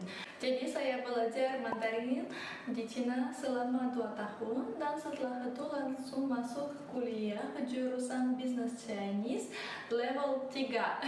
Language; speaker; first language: Indonesian; early bilingual, other home language; Russian